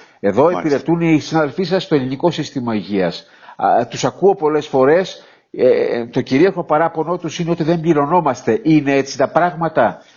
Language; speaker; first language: Greek; native; Greek